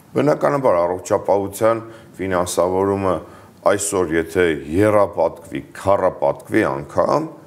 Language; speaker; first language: Armenian; native; Armenian